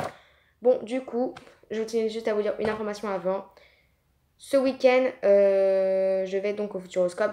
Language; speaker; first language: French; native; French